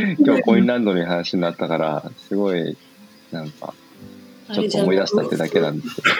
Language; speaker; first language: Japanese; native; Japanese